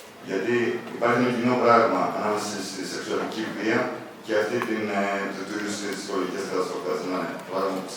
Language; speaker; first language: Greek; native; Greek